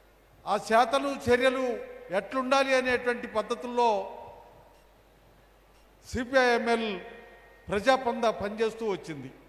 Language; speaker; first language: Telugu; native; Telugu